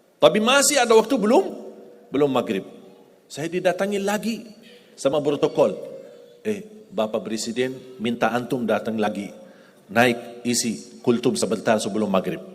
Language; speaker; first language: Indonesian; non-native, fluent; Arabic